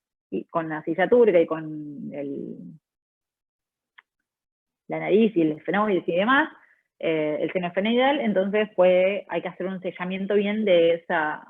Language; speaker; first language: Spanish; native; Spanish